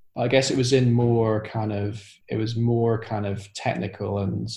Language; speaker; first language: English; native; English